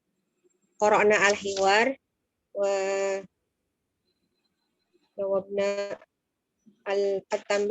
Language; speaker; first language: Arabic; non-native, learner; Indonesian